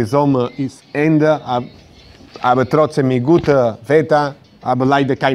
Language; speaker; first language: German; non-native, learner; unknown